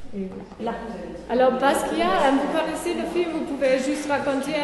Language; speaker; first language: French; non-native, fluent; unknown